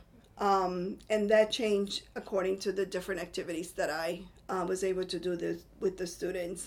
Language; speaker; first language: English; non-native, fluent; Spanish